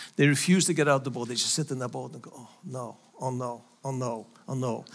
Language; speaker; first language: English; non-native, fluent; Faroese